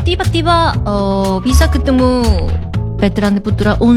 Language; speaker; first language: Indonesian; non-native, learner; Korean